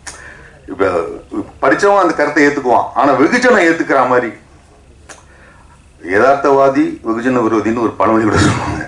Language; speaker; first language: Tamil; native; Tamil